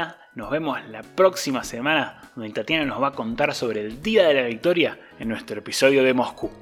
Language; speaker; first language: Spanish; native; Spanish